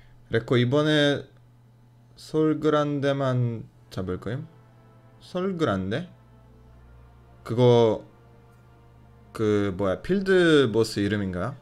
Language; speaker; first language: Korean; non-native, fluent; Russian